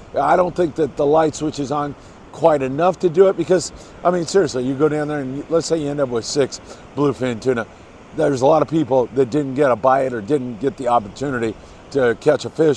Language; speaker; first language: English; native; English